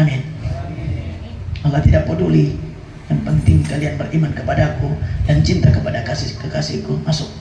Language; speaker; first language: Indonesian; native; Indonesian